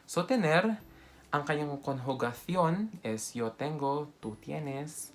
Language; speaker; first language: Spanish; non-native, fluent; Filipino